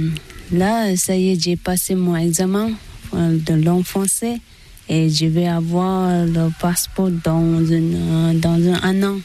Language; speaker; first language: French; non-native, learner; Tibetan